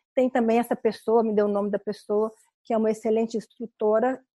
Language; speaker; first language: Portuguese; native; Portuguese